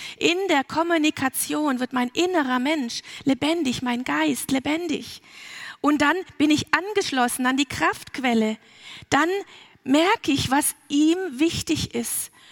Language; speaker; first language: German; early bilingual, heritage; German